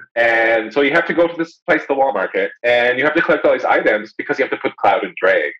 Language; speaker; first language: English; native; English